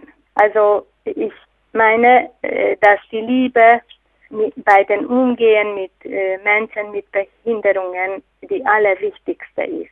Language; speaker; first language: German; non-native, fluent; Hungarian